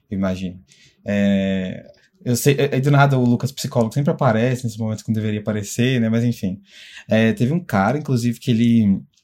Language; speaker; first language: Portuguese; native; Portuguese